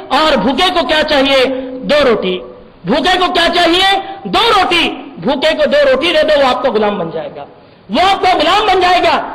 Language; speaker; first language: Urdu; native; Urdu